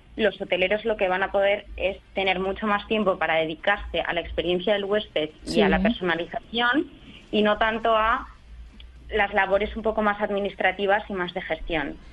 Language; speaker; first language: Spanish; native; Spanish